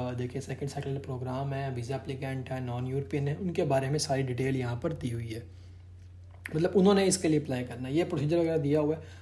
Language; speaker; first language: Urdu; non-native, local second language; Punjabi